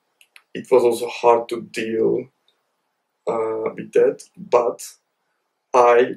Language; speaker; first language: English; non-native, fluent; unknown